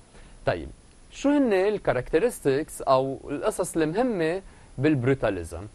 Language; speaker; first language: Arabic; native; Arabic